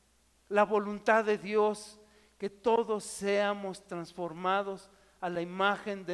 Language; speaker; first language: Spanish; native; Spanish